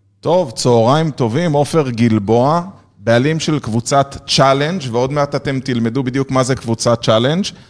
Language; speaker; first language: Hebrew; native; Hebrew